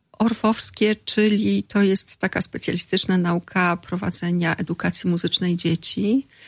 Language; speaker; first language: Polish; native; Polish